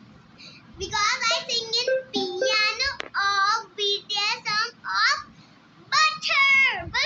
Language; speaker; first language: English; non-native, learner; Urdu